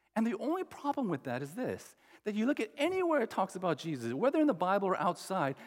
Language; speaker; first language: English; native; English